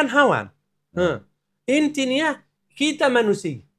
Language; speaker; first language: Indonesian; non-native, learner; Arabic